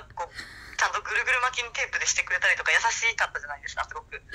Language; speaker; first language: Japanese; native; Japanese